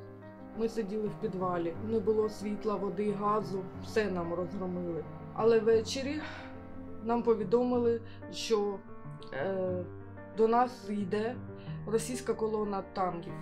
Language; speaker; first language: Ukrainian; native; Ukrainian